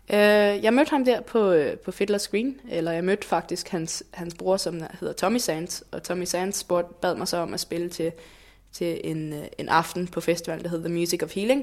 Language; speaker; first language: Danish; native; Danish